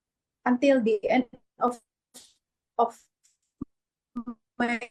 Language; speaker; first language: English; non-native, learner; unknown